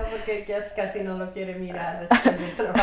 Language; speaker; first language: Spanish; non-native, fluent; English